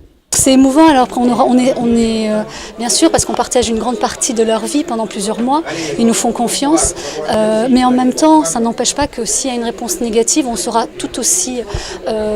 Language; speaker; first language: French; native; French